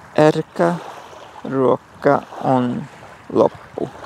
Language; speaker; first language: Finnish; non-native, learner; Portuguese